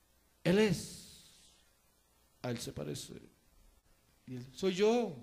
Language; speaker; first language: Spanish; native; Spanish